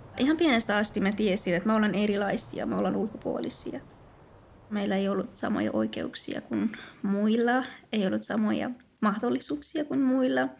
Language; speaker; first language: Finnish; non-native, fluent; Persian